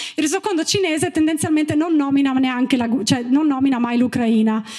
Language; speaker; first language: Italian; native; Italian